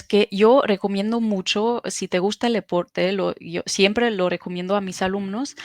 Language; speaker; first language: Spanish; non-native, fluent; German